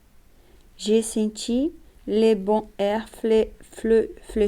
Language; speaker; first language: French; non-native, learner; Portuguese